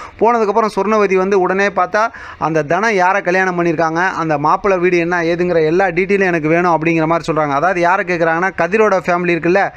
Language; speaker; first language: Tamil; native; Tamil